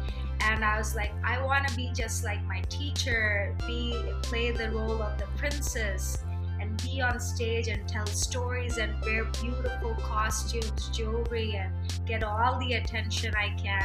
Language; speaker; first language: English; non-native, local second language; Telugu